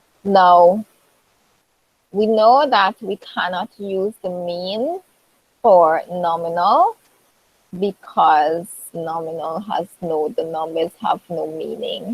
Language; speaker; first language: English; native; English